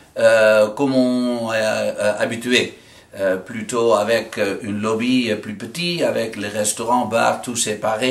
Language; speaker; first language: French; non-native, fluent; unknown